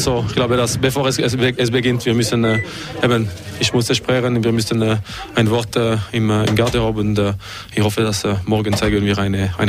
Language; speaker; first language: German; non-native, fluent; French